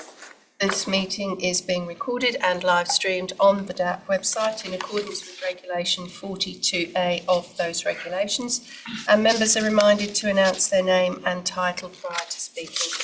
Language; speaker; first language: English; native; English